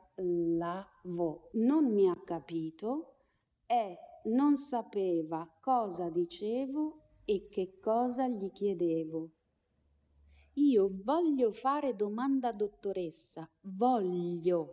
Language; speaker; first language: Italian; non-native, learner; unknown